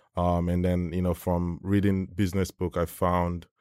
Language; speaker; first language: English; non-native, local second language; Yoruba